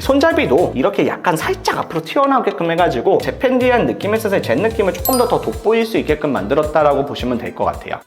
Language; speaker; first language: Korean; native; Korean